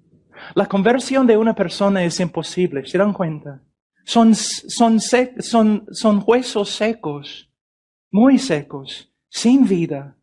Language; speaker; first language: Spanish; non-native, fluent; English